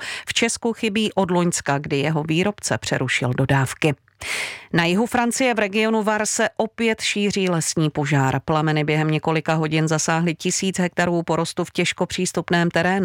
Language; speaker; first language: Czech; native; Czech